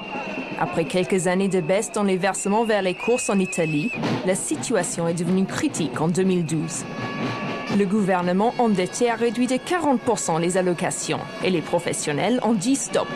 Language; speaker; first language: French; native; French